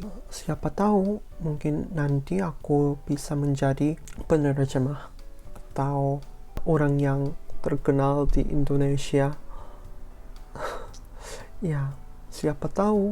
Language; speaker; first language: Indonesian; non-native, fluent; Korean